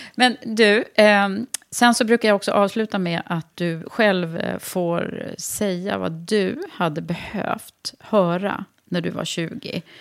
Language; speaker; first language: Swedish; native; Swedish